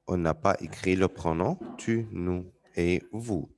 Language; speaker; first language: French; non-native, fluent; Arabic